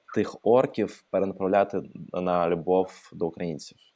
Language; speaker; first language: Ukrainian; non-native, local second language; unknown